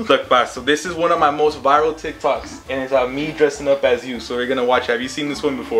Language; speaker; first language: English; early bilingual, other home language; Spanish